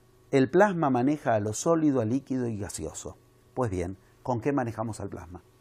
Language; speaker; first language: Spanish; native; Spanish